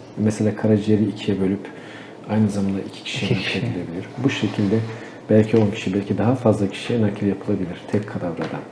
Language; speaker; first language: Turkish; native; Turkish